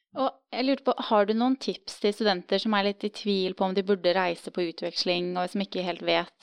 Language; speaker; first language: Norwegian; native; Norwegian